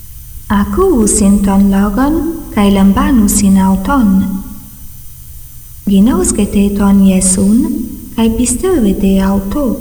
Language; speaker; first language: Greek; non-native, fluent; Portuguese